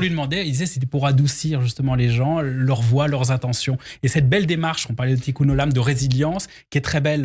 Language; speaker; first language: French; native; French